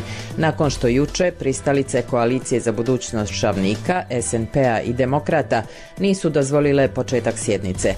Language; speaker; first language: Croatian; native; Croatian